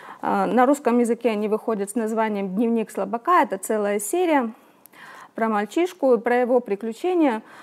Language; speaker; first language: Russian; native; Russian